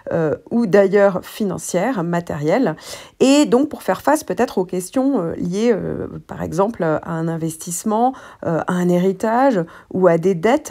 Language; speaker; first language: French; native; French